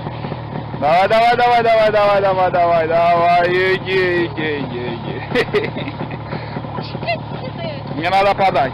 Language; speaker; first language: Russian; native; Russian